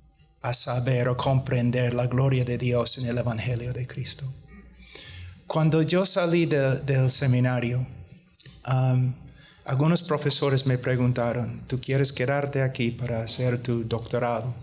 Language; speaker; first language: Spanish; non-native, fluent; English